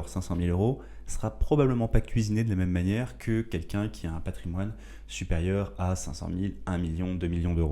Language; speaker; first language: French; native; French